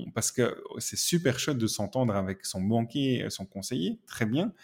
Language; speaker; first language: French; native; French